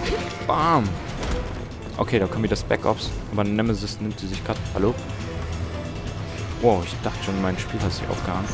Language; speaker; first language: German; native; German